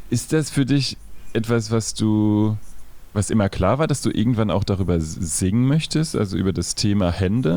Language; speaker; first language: German; native; German